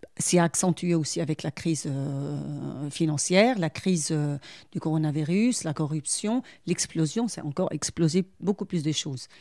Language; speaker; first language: French; non-native, local second language; Arabic